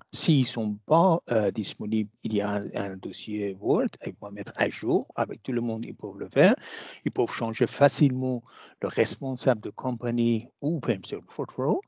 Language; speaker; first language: French; non-native, fluent; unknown